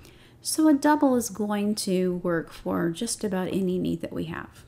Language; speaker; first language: English; native; English